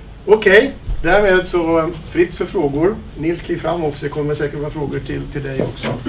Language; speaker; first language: Swedish; native; Swedish